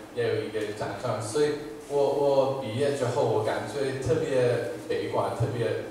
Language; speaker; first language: Chinese; non-native, fluent; English